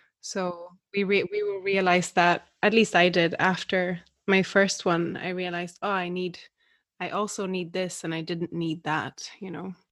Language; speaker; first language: English; non-native, fluent; Swedish